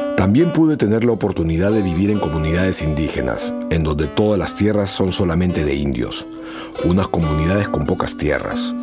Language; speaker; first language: Spanish; non-native, local second language; Quechua